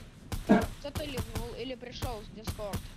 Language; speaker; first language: Russian; native; Russian